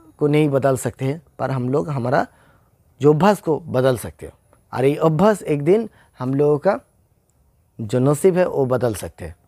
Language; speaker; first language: Hindi; non-native, local second language; Bangla